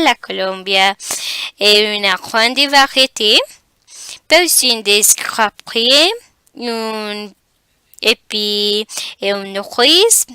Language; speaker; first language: French; non-native, learner; Spanish